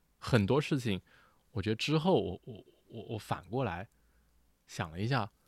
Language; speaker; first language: Chinese; early bilingual, heritage; Chinese